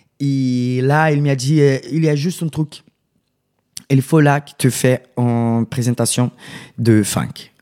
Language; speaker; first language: French; non-native, learner; Portuguese